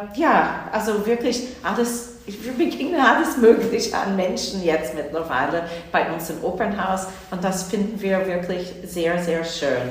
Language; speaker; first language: German; non-native, fluent; English